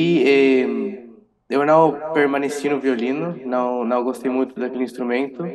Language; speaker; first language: Portuguese; early bilingual, other home language; Spanish